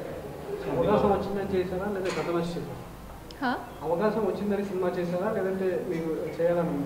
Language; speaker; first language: Telugu; native; Telugu